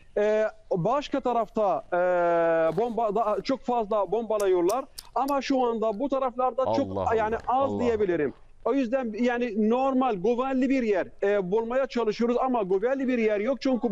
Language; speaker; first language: Turkish; non-native, fluent; Arabic